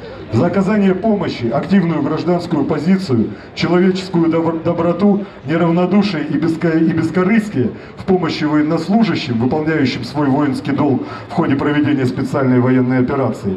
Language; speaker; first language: Russian; native; Russian